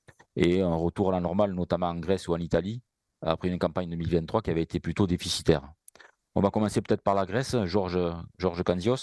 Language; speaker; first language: French; native; French